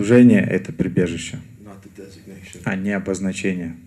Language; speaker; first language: Russian; native; Russian